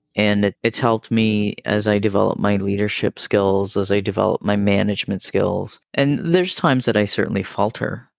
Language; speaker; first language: English; native; English